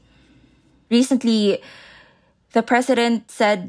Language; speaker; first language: English; non-native, local second language; Filipino